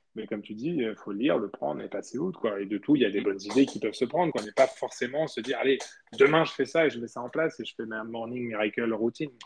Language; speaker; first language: French; early bilingual, other home language; Spanish